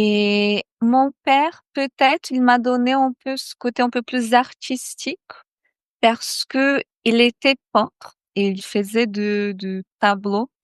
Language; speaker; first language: French; non-native, fluent; Portuguese